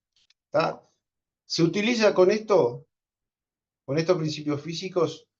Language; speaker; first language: Spanish; native; Spanish